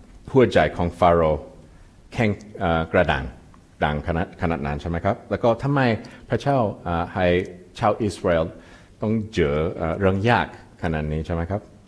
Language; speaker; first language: Thai; non-native, fluent; English